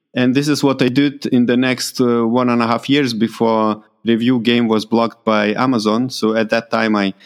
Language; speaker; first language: English; non-native, fluent; Lithuanian